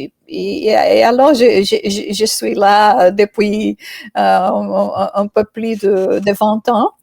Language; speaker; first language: French; non-native, fluent; Portuguese